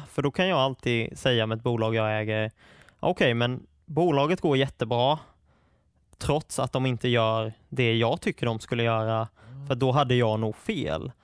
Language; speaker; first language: Swedish; native; Swedish